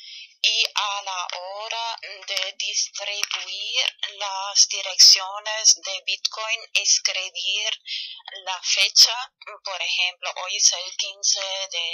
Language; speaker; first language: Spanish; non-native, fluent; German